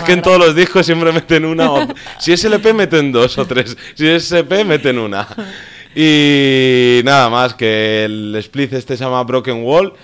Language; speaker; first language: Spanish; native; Spanish